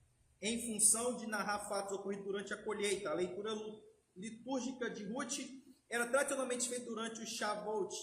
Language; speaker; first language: Portuguese; native; Portuguese